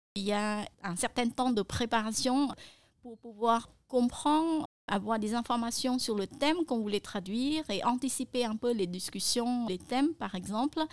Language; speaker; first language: French; non-native, fluent; Khmer